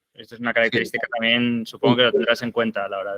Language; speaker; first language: Spanish; native; Spanish